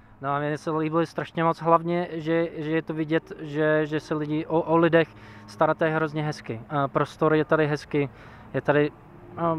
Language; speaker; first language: Czech; non-native, fluent; English